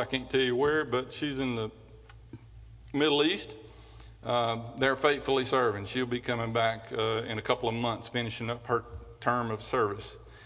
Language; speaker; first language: English; native; English